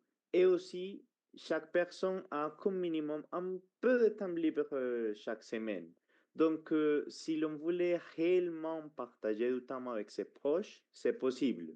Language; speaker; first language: French; non-native, fluent; Spanish